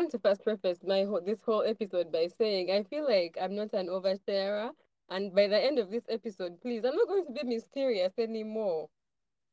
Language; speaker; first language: English; non-native, local second language; Ganda